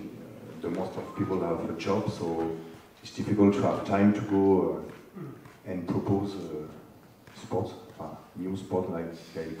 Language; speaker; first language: English; non-native, fluent; French